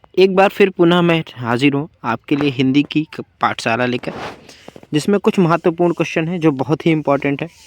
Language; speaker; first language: Hindi; native; Hindi